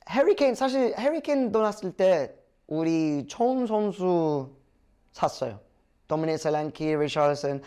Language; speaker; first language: Korean; non-native, learner; English